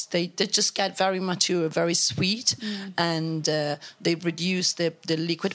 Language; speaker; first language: English; non-native, fluent; Italian